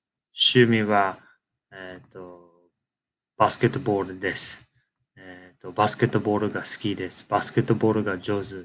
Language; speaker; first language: Japanese; non-native, fluent; English